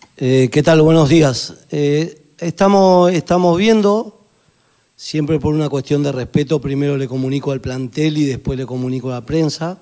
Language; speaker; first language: Spanish; native; Spanish